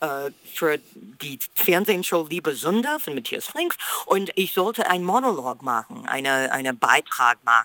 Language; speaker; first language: German; non-native, fluent; English